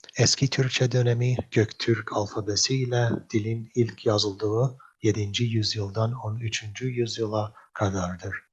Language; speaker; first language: Turkish; non-native, learner; English